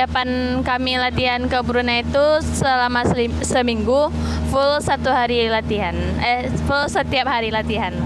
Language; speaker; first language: Indonesian; non-native, local second language; Minangkabau